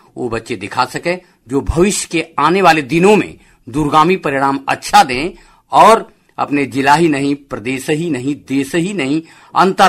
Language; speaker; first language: Hindi; native; Hindi